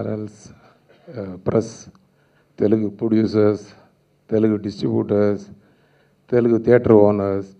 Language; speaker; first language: Telugu; non-native, learner; Tamil